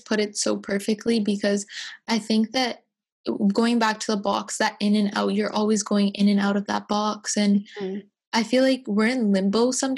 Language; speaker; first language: English; native; English